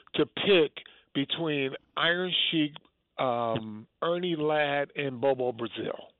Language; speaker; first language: English; native; English